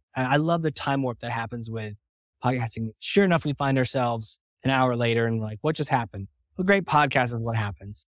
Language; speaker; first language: English; non-native, fluent; Finnish